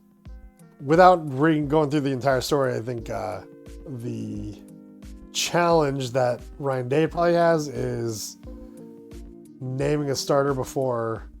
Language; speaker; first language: English; native; English